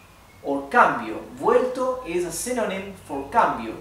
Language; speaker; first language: English; non-native, fluent; Spanish